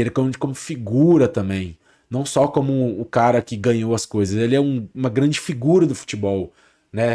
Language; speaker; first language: Portuguese; native; Portuguese